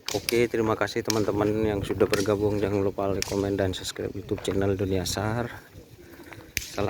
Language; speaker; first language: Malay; non-native, local second language; Madurese